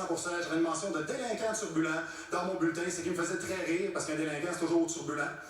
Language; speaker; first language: French; native; French